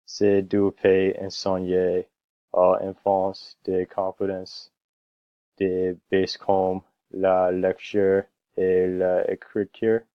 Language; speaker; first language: French; non-native, learner; English